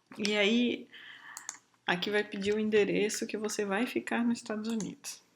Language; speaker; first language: Portuguese; native; Portuguese